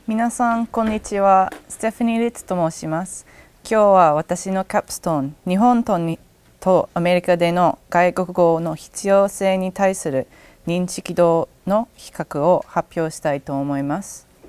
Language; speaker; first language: Japanese; non-native, learner; English